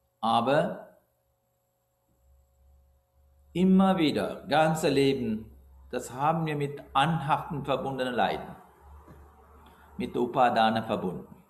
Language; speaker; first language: German; non-native, fluent; Sinhala